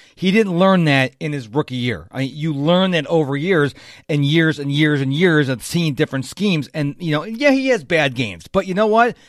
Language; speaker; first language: English; native; English